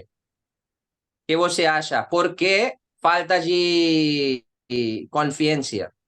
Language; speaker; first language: Portuguese; non-native, learner; Hindi